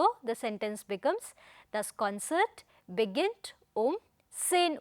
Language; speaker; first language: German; non-native, fluent; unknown